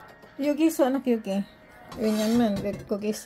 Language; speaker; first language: Korean; non-native, learner; Filipino